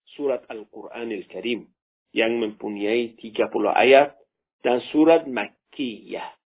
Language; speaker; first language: Indonesian; non-native, fluent; Persian